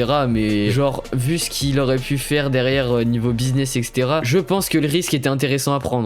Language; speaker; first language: French; native; French